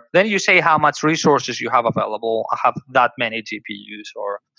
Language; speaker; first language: English; non-native, fluent; Greek